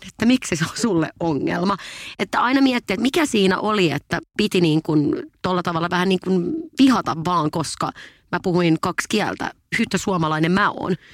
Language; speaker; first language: Finnish; non-native, local second language; Swedish